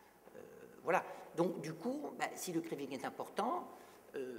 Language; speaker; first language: French; native; French